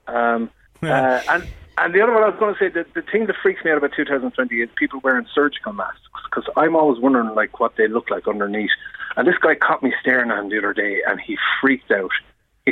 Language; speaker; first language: English; native; English